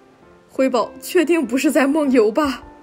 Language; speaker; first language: Chinese; native; Chinese